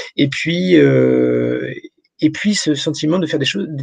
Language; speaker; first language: French; native; French